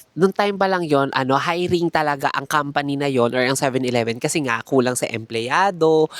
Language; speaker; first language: Filipino; native; Filipino